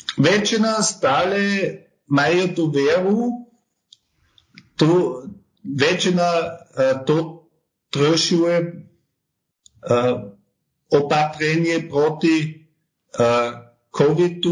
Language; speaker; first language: Slovak; non-native, learner; German